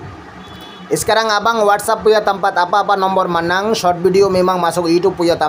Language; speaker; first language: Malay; non-native, learner; Bangla